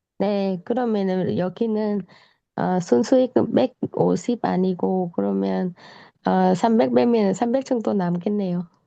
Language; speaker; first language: Korean; non-native, learner; Vietnamese